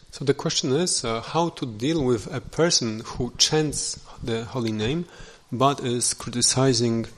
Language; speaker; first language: English; non-native, fluent; Polish